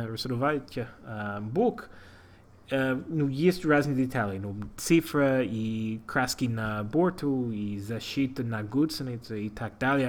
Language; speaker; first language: Russian; non-native, learner; English